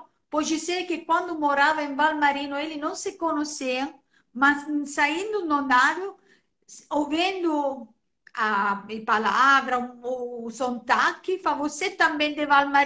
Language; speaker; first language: Portuguese; non-native, fluent; Italian